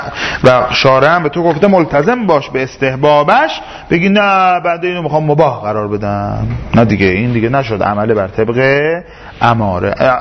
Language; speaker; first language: Persian; native; Persian